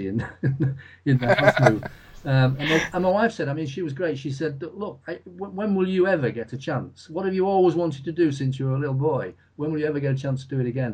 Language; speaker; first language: English; native; English